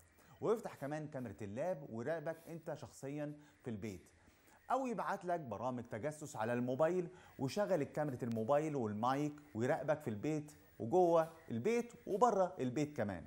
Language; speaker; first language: Arabic; native; Arabic